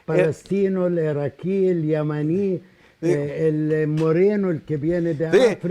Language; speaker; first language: Spanish; non-native, fluent; Arabic